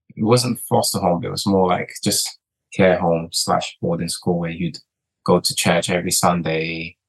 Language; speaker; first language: English; early bilingual, other home language; Portuguese